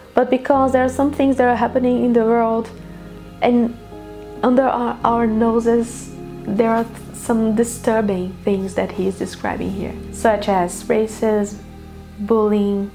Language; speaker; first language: English; non-native, fluent; Portuguese